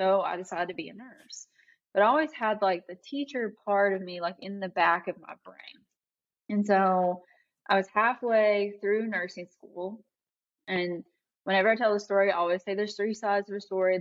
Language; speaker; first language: English; native; English